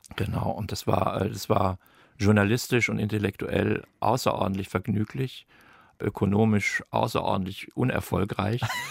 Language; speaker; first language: German; native; German